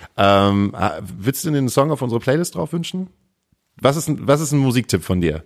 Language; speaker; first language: German; native; German